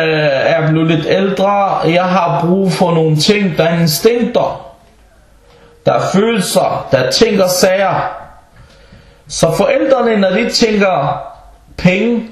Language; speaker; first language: Danish; non-native, local second language; Arabic